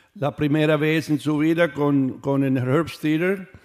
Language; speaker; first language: Spanish; non-native, learner; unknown